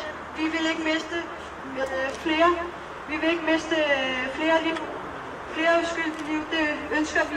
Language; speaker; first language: Danish; early bilingual, other home language; Urdu